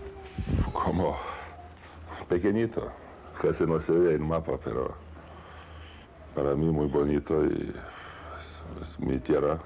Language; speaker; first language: Spanish; non-native, learner; Lithuanian